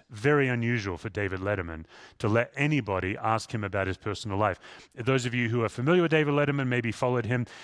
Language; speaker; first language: English; native; English